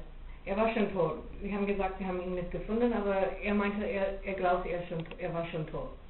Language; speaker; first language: German; non-native, learner; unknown